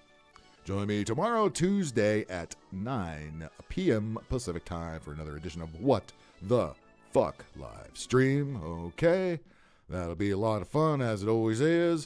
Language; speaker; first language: English; native; English